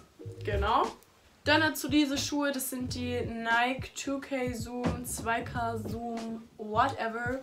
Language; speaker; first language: German; native; German